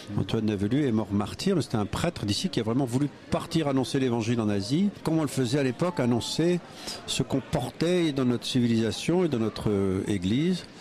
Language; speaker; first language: French; native; French